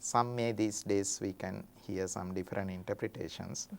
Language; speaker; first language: English; non-native, local second language; Sinhala